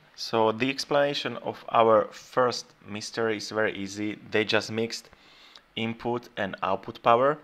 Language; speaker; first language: English; non-native, fluent; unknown